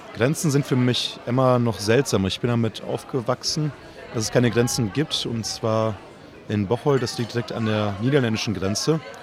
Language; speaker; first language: German; native; German